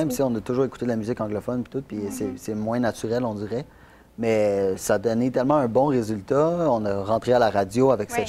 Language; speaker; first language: French; native; French